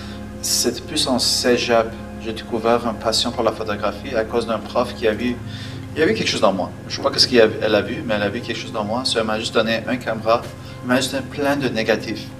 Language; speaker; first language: French; early bilingual, other home language; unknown